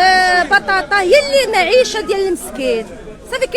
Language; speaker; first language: Arabic; native; Arabic